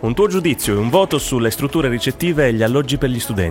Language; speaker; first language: Italian; native; Italian